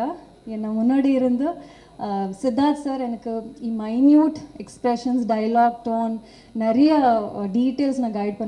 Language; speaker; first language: Tamil; non-native, learner; Kannada